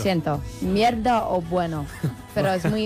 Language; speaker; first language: Spanish; non-native, learner; English